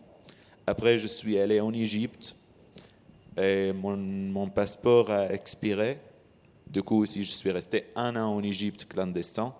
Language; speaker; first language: French; non-native, learner; Arabic